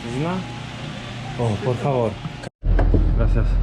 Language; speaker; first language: Spanish; non-native, learner; Polish